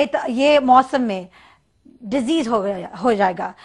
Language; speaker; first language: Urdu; non-native, learner; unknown